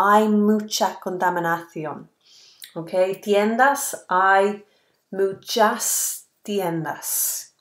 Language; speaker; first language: Spanish; non-native, fluent; English